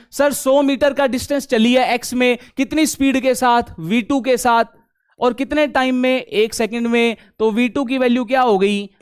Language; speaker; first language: Hindi; native; Hindi